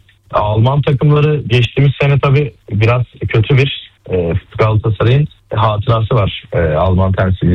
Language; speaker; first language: Turkish; native; Turkish